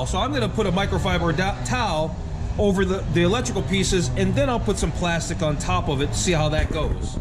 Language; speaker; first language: English; native; English